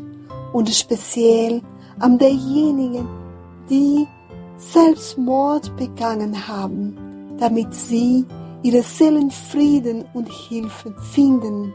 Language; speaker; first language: German; non-native, fluent; Portuguese